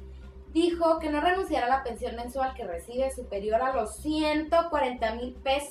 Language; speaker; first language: Spanish; native; Spanish